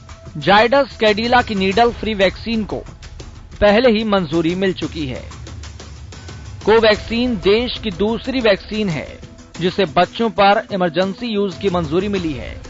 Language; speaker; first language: Hindi; native; Hindi